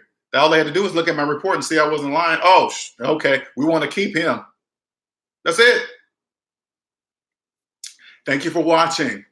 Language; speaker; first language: English; native; English